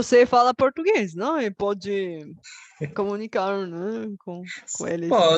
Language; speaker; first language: Portuguese; non-native, fluent; Bulgarian